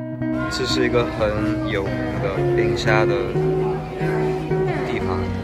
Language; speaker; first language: Chinese; non-native, fluent; English